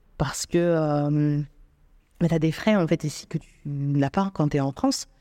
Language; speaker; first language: French; native; French